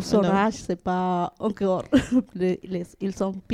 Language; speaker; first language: French; non-native, learner; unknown